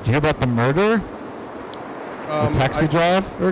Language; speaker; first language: English; native; English